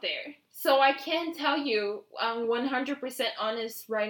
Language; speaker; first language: English; non-native, fluent; Portuguese